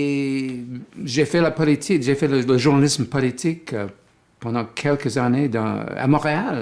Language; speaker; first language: French; non-native, fluent; English